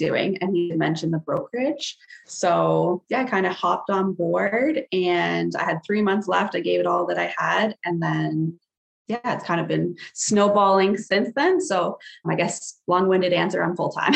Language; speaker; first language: English; native; English